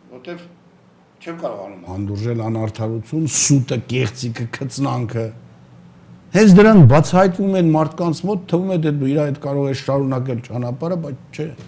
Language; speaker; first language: Armenian; native; Armenian